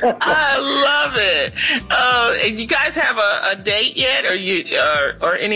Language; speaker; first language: English; native; English